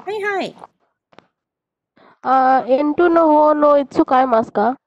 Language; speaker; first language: Japanese; non-native, learner; Hindi